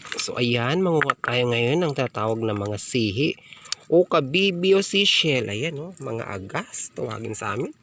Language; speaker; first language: Filipino; non-native, local second language; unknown